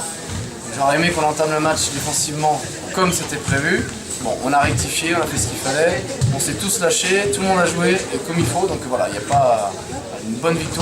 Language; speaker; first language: French; native; French